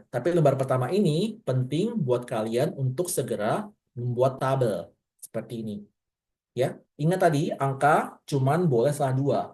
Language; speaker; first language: Indonesian; native; Indonesian